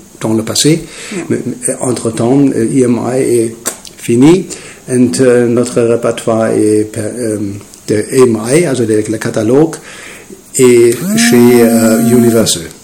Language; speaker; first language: French; non-native, learner; German